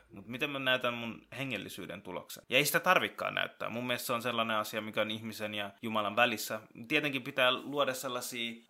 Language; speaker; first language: Finnish; early bilingual, other home language; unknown